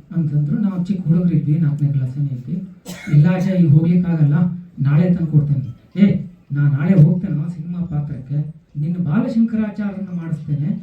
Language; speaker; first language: Kannada; native; Kannada